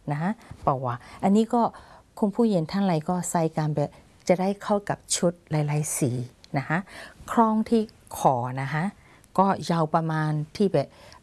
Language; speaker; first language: Thai; non-native, fluent; Burmese